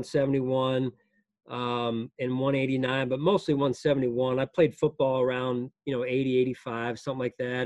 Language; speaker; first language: English; native; English